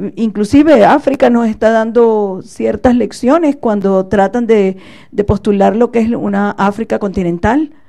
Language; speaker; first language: Spanish; native; Spanish